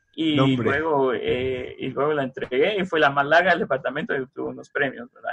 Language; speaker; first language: Spanish; native; Spanish